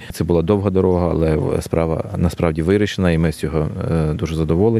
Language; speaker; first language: Ukrainian; native; Ukrainian